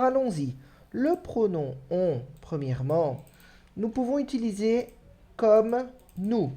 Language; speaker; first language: French; non-native, fluent; Portuguese